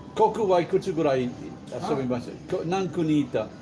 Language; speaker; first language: Japanese; non-native, learner; English